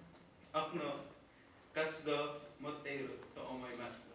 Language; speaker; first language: Japanese; non-native, learner; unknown